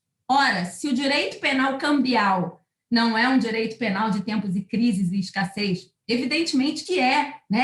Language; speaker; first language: Portuguese; native; Portuguese